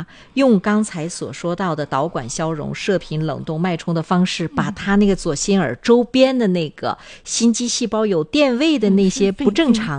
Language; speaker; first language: Chinese; native; Chinese